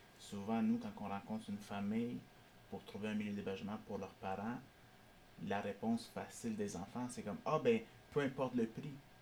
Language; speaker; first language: French; native; French